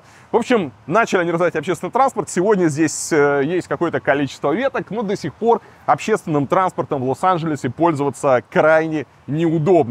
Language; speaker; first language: Russian; native; Russian